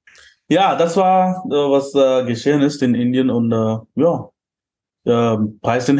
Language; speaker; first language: German; non-native, fluent; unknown